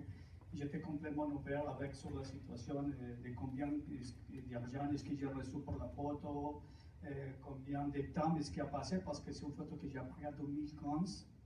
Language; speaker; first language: French; non-native, fluent; Spanish